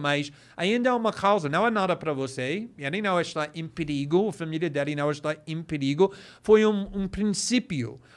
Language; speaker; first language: Portuguese; non-native, fluent; English